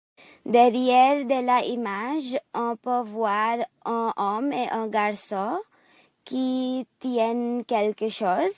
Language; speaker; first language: French; non-native, learner; English